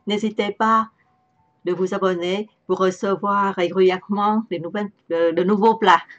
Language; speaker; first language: French; non-native, learner; Vietnamese